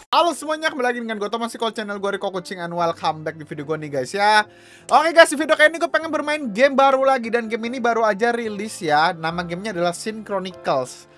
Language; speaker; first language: Indonesian; native; Indonesian